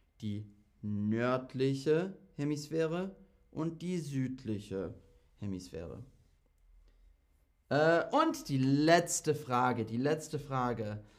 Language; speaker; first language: German; non-native, fluent; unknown